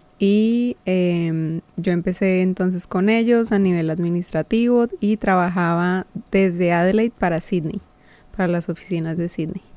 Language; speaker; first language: Spanish; native; Spanish